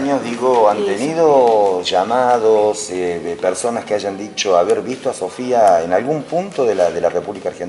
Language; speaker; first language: Spanish; native; Spanish